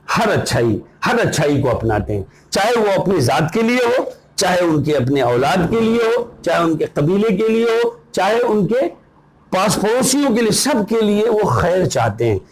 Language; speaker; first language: Urdu; native; Urdu